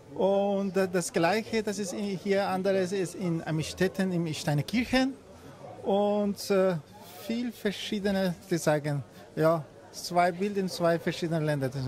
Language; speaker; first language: German; non-native, learner; Persian